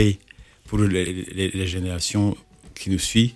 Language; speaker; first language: French; non-native, local second language; Kinyarwanda